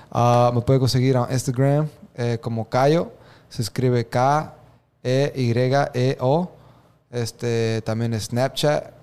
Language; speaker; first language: Spanish; early bilingual, heritage; Spanish